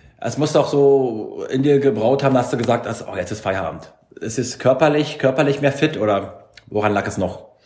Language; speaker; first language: German; native; German